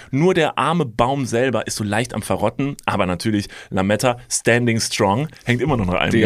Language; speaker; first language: German; native; German